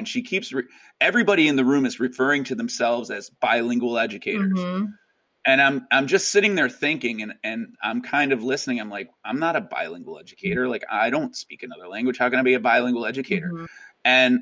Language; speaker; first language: English; native; English